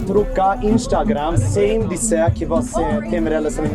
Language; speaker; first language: Portuguese; non-native, learner; Swedish